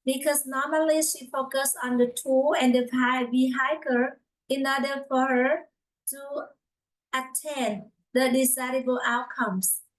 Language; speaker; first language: English; non-native, fluent; Vietnamese